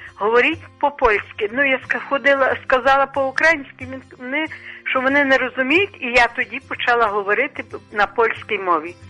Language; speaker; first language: Ukrainian; native; Ukrainian